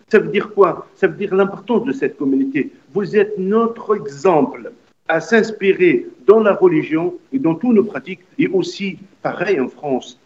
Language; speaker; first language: French; non-native, local second language; Arabic